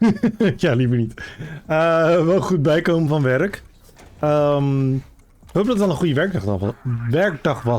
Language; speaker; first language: Dutch; native; Dutch